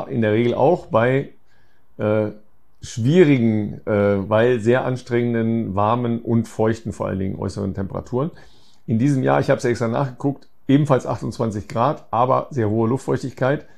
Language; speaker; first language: German; native; German